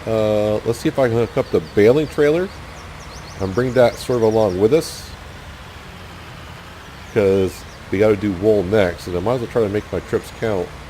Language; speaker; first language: English; native; English